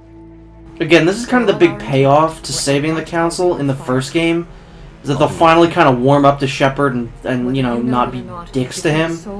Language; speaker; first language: English; native; English